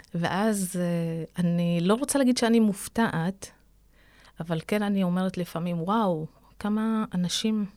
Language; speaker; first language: Hebrew; non-native, local second language; Arabic